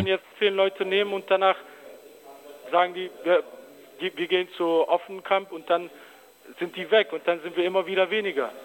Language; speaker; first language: German; early bilingual, other home language; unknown